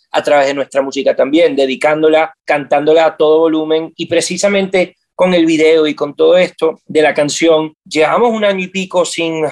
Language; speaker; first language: Spanish; native; Spanish